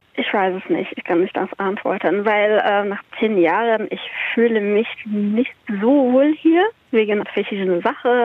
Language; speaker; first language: German; non-native, learner; Persian